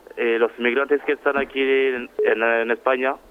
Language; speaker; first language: Spanish; non-native, learner; Wolof